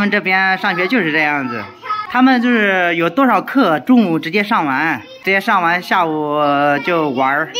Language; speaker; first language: Chinese; native; Chinese